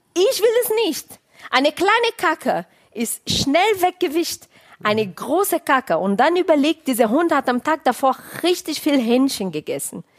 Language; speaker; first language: German; non-native, fluent; Portuguese